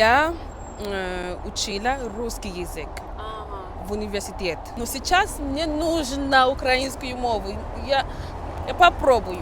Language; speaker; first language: Ukrainian; non-native, learner; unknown